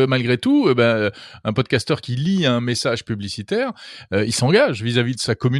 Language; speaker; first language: French; native; French